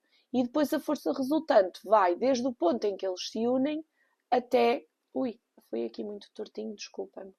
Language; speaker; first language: Portuguese; native; Portuguese